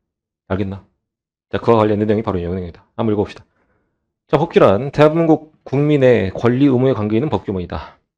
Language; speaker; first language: Korean; native; Korean